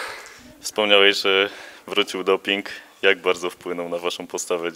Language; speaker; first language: Polish; native; Polish